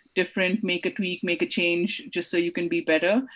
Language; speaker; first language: English; non-native, local second language; Hindi